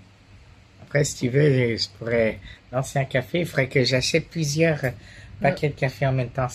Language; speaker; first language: French; native; French